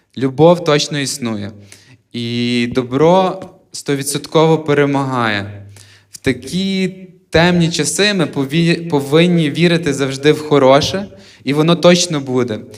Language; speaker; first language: Ukrainian; native; Ukrainian